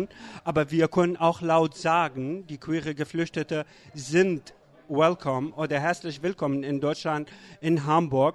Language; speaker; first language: German; non-native, learner; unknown